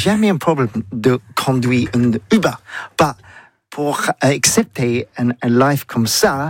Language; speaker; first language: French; non-native, learner; English